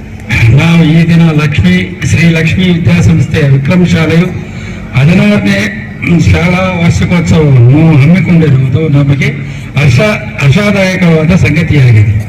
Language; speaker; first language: Kannada; native; Kannada